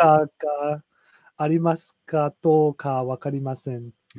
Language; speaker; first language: Japanese; non-native, learner; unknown